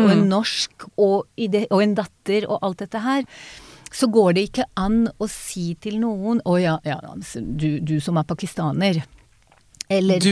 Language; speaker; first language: Norwegian; non-native, fluent; Hebrew